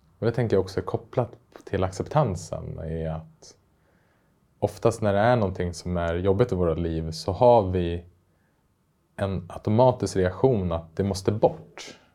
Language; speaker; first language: Swedish; native; Swedish